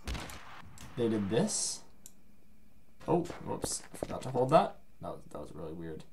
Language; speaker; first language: English; native; English